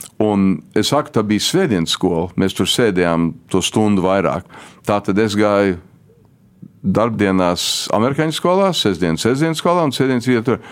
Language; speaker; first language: Latvian; early bilingual, heritage; Latvian